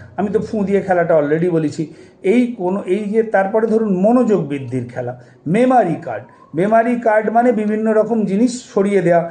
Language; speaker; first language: Bangla; native; Bangla